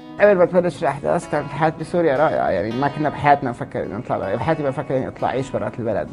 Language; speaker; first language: Arabic; native; Arabic